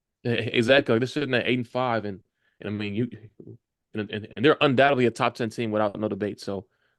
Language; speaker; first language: English; native; English